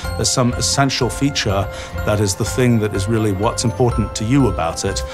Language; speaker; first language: English; native; English